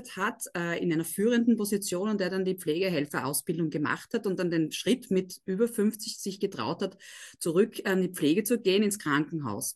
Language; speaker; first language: German; native; German